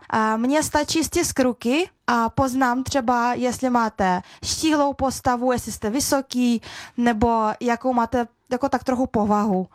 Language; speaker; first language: Czech; early bilingual, other home language; Russian